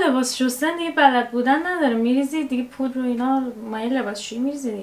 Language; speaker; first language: Persian; native; Persian